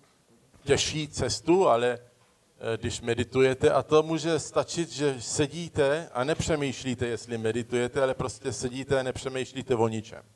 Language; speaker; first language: Czech; early bilingual, heritage; Czech